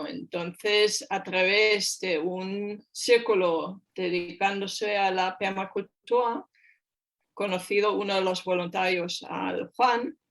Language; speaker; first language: Spanish; non-native, fluent; German